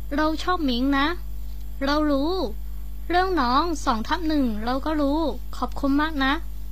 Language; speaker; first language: Thai; non-native, learner; Chinese